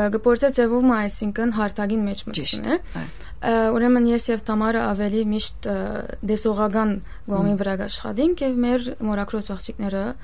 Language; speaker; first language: Armenian; early bilingual, heritage; Armenian